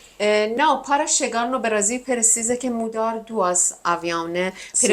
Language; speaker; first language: Portuguese; non-native, learner; Persian